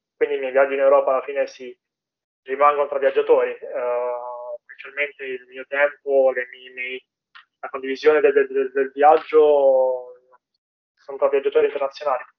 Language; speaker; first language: Italian; native; Italian